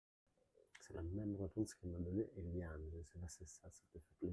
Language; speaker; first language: French; non-native, learner; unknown